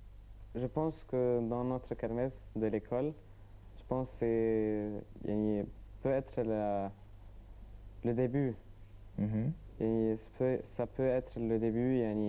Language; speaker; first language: French; non-native, learner; Arabic